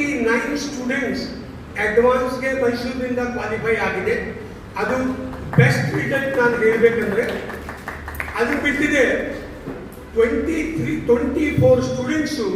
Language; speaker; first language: Kannada; non-native, learner; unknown